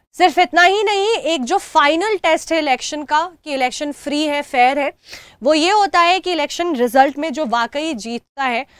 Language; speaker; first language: Hindi; native; Hindi